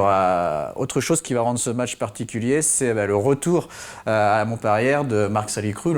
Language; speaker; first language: French; native; French